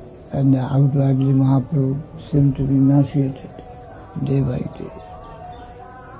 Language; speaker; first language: English; non-native, local second language; Bangla